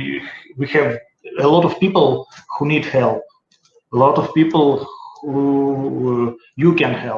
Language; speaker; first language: English; non-native, learner; Russian